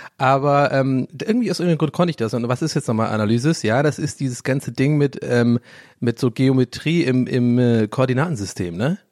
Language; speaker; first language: German; early bilingual, other home language; English